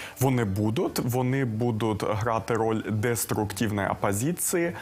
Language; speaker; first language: Ukrainian; early bilingual, heritage; Ukrainian